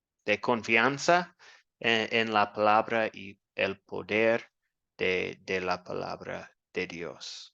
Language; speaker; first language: Spanish; non-native, fluent; English